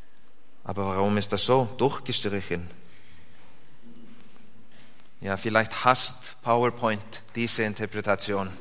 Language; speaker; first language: German; non-native, fluent; Icelandic